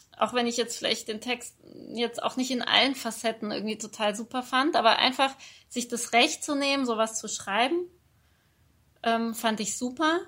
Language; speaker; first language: German; early bilingual, other home language; Persian